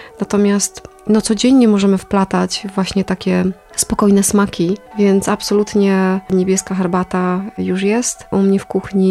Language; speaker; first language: Polish; native; Polish